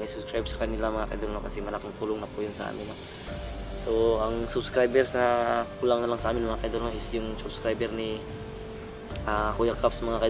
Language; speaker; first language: Filipino; non-native, local second language; Cebuano